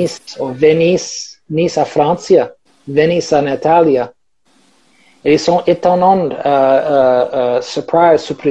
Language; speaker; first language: Portuguese; non-native, learner; English